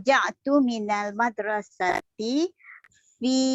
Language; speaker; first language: Arabic; non-native, learner; Malay